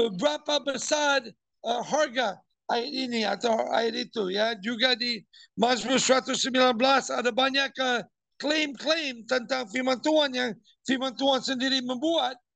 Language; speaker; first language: Indonesian; non-native, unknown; English